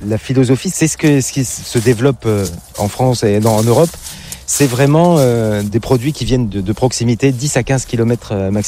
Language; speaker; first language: French; native; French